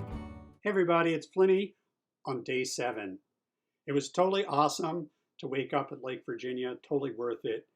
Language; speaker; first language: English; native; English